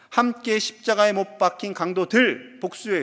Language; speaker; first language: Korean; native; Korean